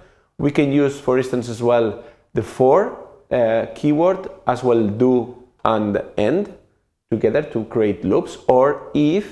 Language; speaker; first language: English; non-native, fluent; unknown